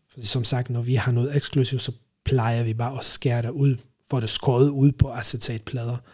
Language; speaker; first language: Danish; non-native, fluent; Polish